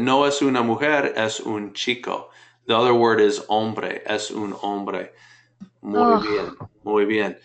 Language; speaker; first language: Spanish; non-native, fluent; English